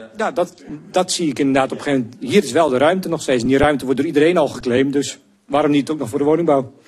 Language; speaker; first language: Dutch; native; Dutch